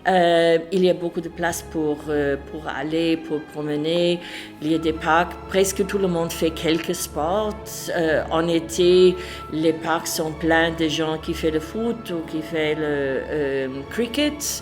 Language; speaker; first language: French; non-native, fluent; English